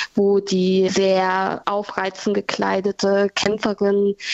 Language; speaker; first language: German; native; German